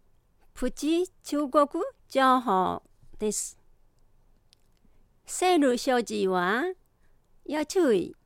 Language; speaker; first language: Japanese; non-native, fluent; Chinese